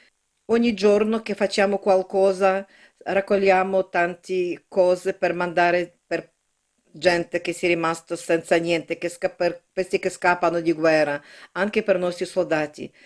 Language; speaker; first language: Italian; non-native, learner; Ukrainian